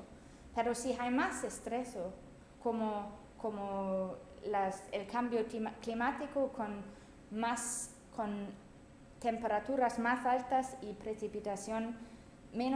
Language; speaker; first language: Spanish; non-native, fluent; German